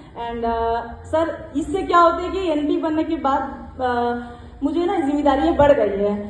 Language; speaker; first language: Hindi; non-native, local second language; Kannada